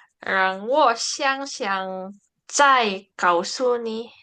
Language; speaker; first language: Chinese; non-native, learner; Indonesian